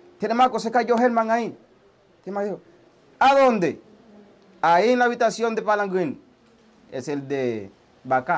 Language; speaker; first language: Spanish; early bilingual, other home language; Haitian Creole